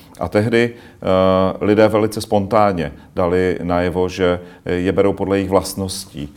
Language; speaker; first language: Czech; native; Czech